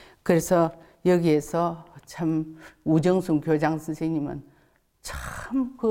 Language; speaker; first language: Korean; native; Korean